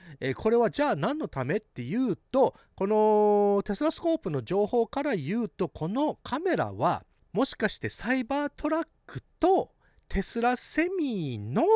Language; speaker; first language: Japanese; early bilingual, heritage; Japanese